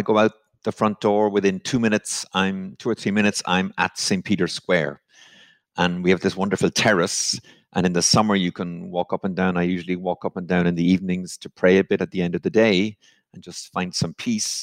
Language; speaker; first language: English; native; English